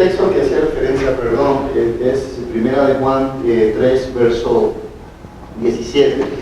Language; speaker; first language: Spanish; native; Spanish